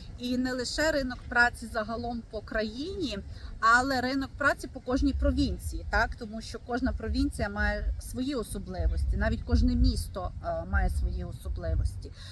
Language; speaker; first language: Ukrainian; native; Ukrainian